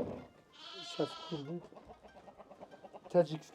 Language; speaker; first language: Russian; non-native, learner; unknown